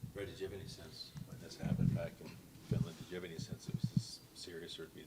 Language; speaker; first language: English; native; English